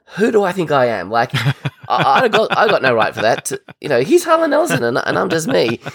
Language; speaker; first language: English; native; English